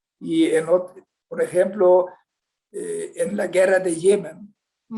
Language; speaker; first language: Spanish; non-native, fluent; Swedish